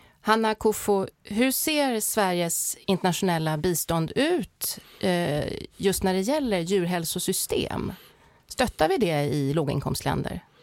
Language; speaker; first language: Swedish; native; Swedish